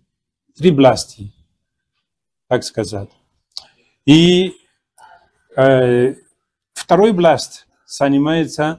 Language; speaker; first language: Russian; non-native, fluent; Spanish